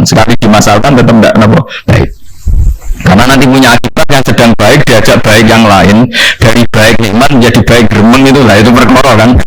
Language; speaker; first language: Indonesian; non-native, local second language; Javanese